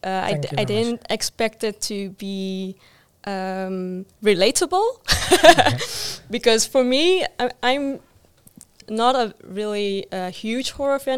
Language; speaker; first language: English; non-native, fluent; Dutch